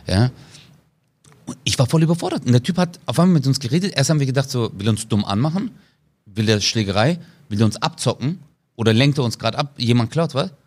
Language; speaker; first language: German; early bilingual, other home language; Turkish